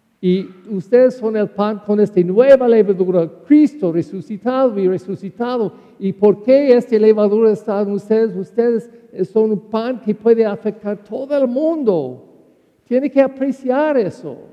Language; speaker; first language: Spanish; non-native, learner; English